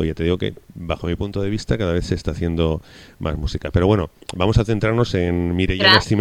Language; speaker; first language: Spanish; native; Spanish